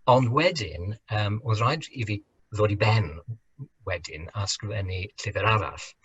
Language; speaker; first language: Welsh; non-native, fluent; English